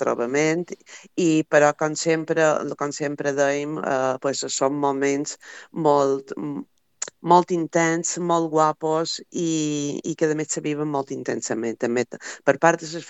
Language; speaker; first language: Catalan; native; Catalan